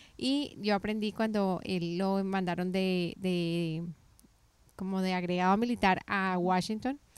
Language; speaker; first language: Spanish; native; Spanish